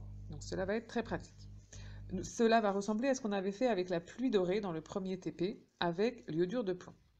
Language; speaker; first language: French; native; French